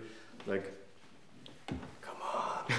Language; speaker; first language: English; non-native, fluent; Danish